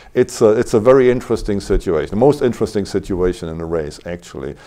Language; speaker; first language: English; non-native, fluent; German